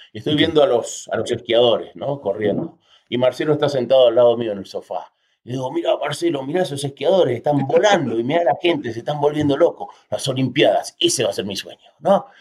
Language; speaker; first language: Spanish; early bilingual, heritage; Spanish